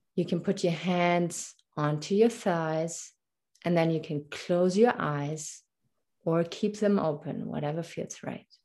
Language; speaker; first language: English; non-native, fluent; German